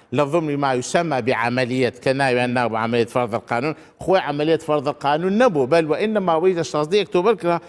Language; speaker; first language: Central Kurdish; non-native, local second language; Turkish